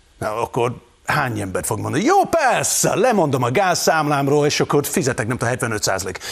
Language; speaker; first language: Hungarian; non-native, fluent; English